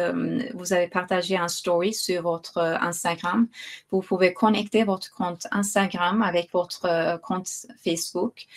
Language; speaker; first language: French; non-native, fluent; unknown